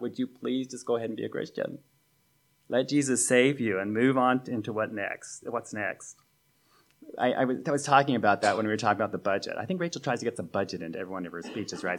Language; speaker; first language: English; native; English